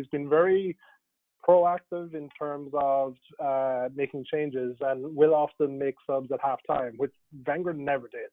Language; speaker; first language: English; native; English